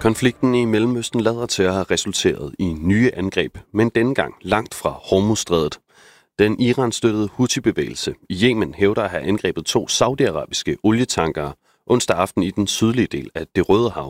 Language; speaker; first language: Danish; native; Danish